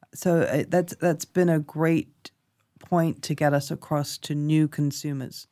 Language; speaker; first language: English; native; English